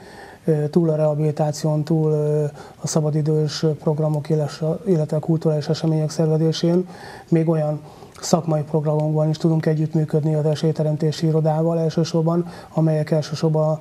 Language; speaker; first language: Hungarian; native; Hungarian